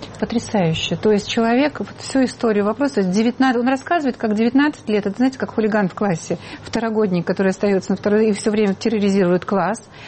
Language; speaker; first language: Russian; native; Russian